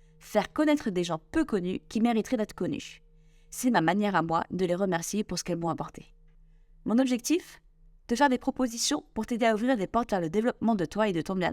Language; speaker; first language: French; native; French